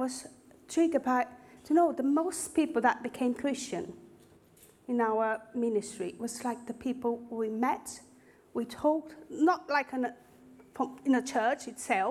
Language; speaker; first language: English; non-native, fluent; Portuguese